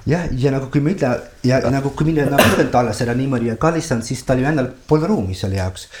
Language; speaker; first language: Estonian; non-native, fluent; Dutch